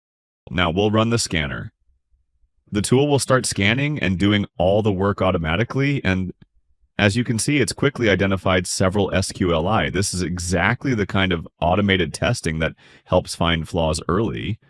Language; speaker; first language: English; non-native, fluent; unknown